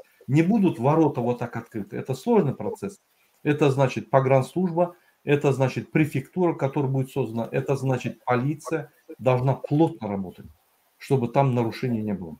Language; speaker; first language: Russian; native; Russian